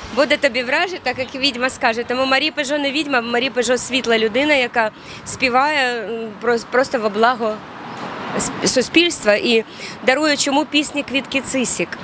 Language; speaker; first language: Ukrainian; non-native, local second language; Russian